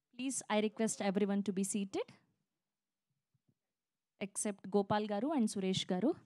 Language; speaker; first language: Telugu; native; Telugu